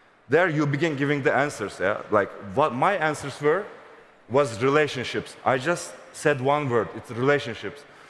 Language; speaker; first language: English; non-native, fluent; Turkish